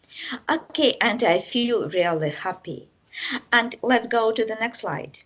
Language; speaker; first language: English; non-native, fluent; Russian